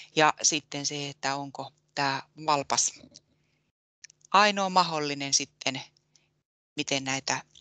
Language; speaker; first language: Finnish; native; Finnish